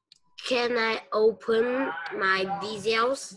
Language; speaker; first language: English; non-native, learner; Vietnamese